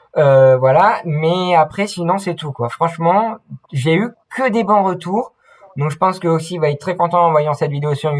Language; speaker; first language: French; native; French